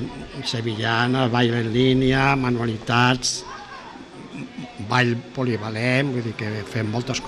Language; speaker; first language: Catalan; non-native, local second language; Spanish